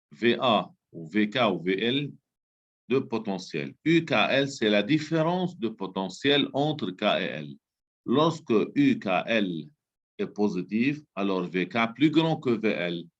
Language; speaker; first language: French; non-native, local second language; Arabic